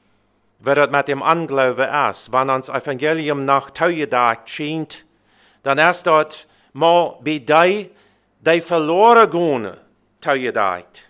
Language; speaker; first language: German; early bilingual, heritage; Plautdietsch